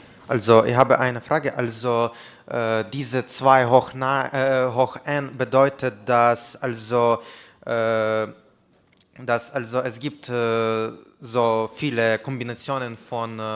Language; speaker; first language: German; non-native, learner; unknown